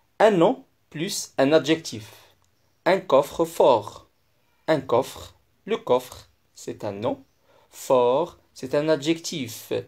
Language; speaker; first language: French; non-native, local second language; Arabic